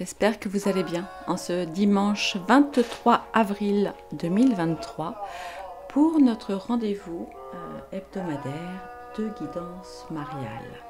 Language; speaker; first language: French; native; French